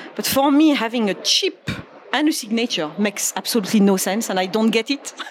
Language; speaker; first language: English; non-native, fluent; French